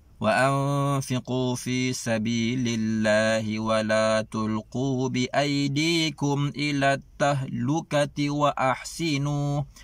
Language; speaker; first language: Arabic; non-native, fluent; Malay